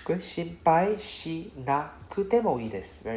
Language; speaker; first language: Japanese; non-native, fluent; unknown